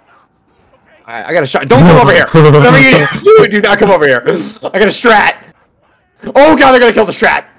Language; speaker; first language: English; native; English